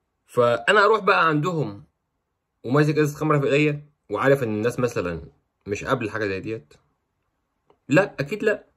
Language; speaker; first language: Arabic; native; Arabic